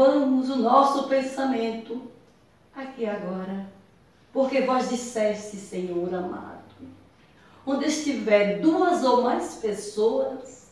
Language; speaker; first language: Portuguese; native; Portuguese